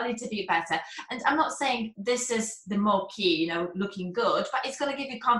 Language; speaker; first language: English; non-native, fluent; Polish